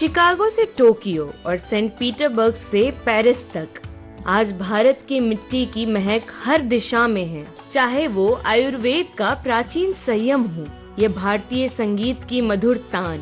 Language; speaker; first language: Hindi; native; Hindi